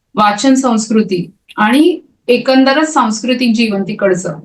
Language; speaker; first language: Marathi; non-native, local second language; Konkani